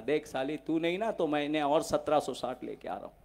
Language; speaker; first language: Hindi; non-native, local second language; Marathi